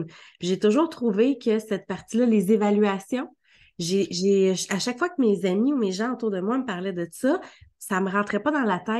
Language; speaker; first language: French; native; French